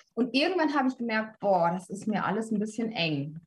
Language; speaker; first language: German; native; German